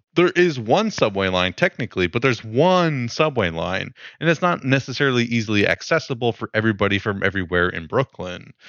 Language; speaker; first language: English; native; English